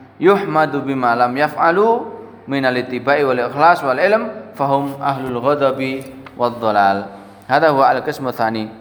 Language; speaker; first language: Arabic; non-native, fluent; Indonesian